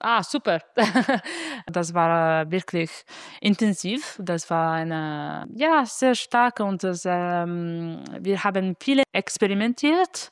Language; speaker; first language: German; non-native, fluent; Italian